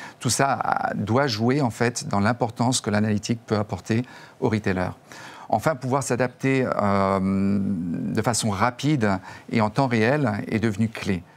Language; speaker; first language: French; native; French